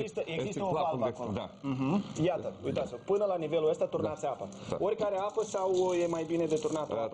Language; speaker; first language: Romanian; native; Romanian